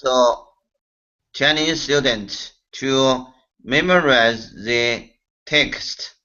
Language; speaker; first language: English; non-native, learner; Chinese